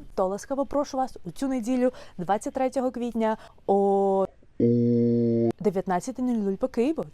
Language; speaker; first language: Ukrainian; native; Ukrainian